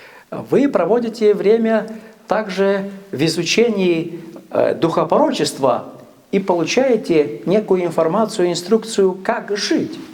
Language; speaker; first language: Russian; native; Russian